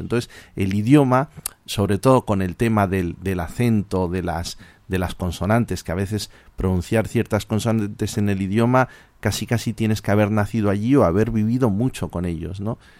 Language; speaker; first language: Spanish; native; Spanish